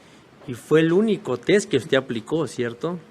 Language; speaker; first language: Spanish; native; Spanish